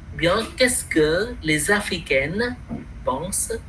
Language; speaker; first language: French; non-native, fluent; Vietnamese